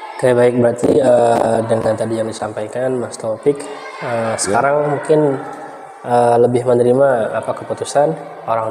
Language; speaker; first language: Indonesian; native; Indonesian